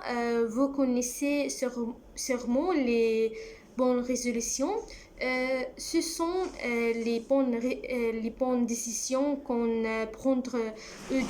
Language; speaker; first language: French; non-native, learner; Arabic